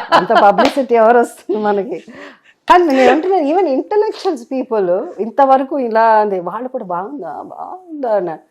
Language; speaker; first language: Telugu; native; Telugu